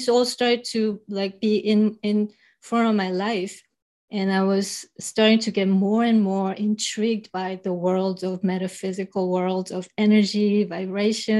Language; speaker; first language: English; non-native, fluent; Korean